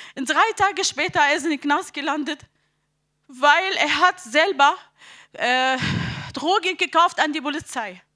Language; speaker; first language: German; non-native, learner; Arabic